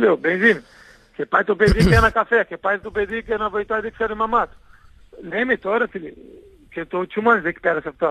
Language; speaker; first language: Greek; non-native, learner; Portuguese